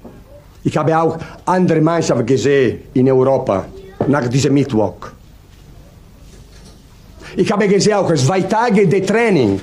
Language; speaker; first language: German; non-native, learner; Italian